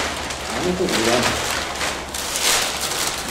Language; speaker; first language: Russian; non-native, learner; Vietnamese